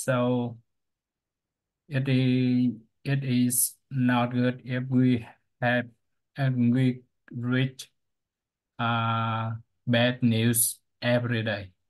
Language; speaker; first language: English; non-native, learner; Vietnamese